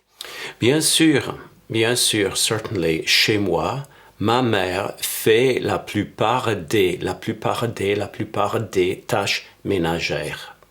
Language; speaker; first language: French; non-native, fluent; English